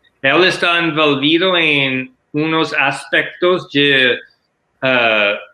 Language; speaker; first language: Spanish; non-native, learner; English